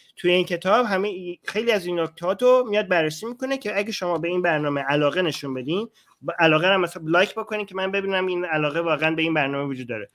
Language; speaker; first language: Persian; native; Persian